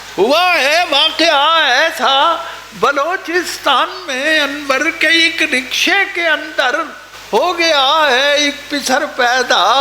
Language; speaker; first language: Urdu; non-native, local second language; Punjabi